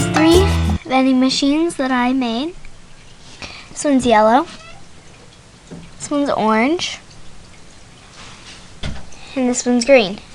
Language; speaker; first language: English; native; English